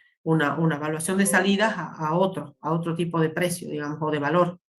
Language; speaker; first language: Spanish; native; Spanish